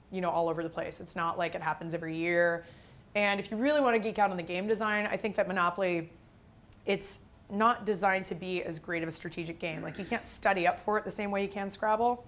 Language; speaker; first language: English; native; English